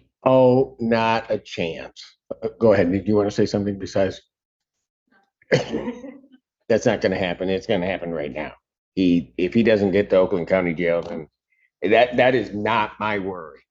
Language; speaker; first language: English; native; English